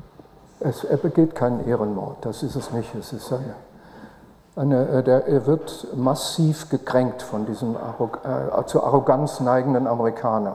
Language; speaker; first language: German; native; German